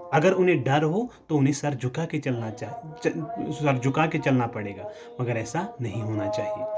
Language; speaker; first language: Hindi; non-native, local second language; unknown